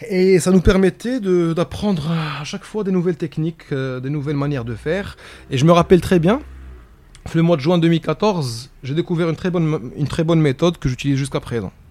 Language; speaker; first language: French; non-native, local second language; Arabic